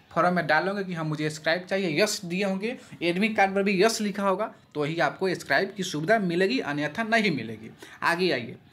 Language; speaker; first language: Hindi; native; Hindi